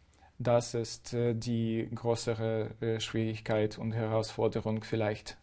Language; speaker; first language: German; non-native, fluent; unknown